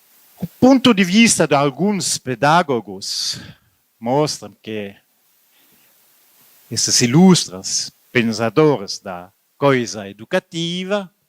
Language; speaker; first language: Portuguese; non-native, fluent; Italian